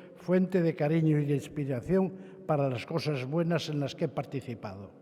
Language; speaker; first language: Spanish; native; Spanish